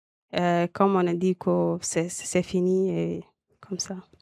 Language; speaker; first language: French; non-native, learner; Arabic